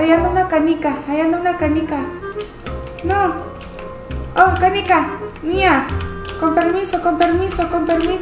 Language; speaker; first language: Spanish; native; Spanish